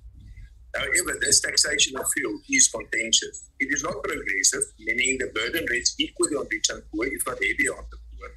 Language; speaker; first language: English; non-native, local second language; Afrikaans